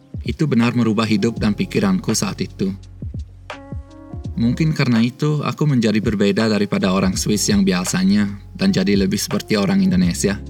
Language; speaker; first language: Indonesian; early bilingual, other home language; Swiss German